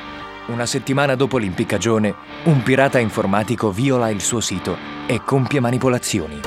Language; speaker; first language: Italian; native; Italian